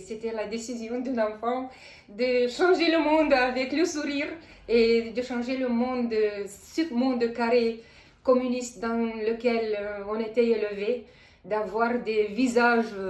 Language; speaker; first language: French; non-native, fluent; Romanian